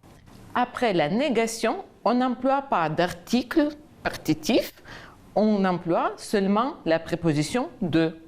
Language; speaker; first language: French; non-native, fluent; Ukrainian